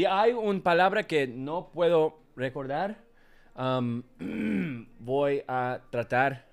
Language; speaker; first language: Spanish; non-native, learner; English